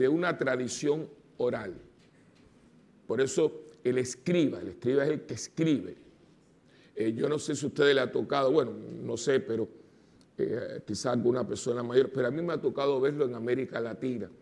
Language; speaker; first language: Spanish; native; Spanish